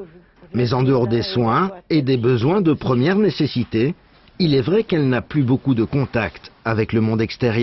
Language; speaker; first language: French; native; French